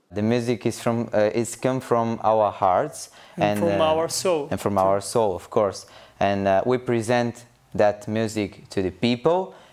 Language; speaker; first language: English; non-native, learner; Bulgarian